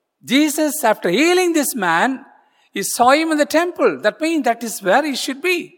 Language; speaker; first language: English; non-native, local second language; Tamil